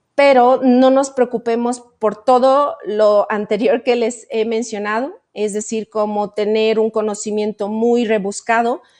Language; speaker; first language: Spanish; native; Spanish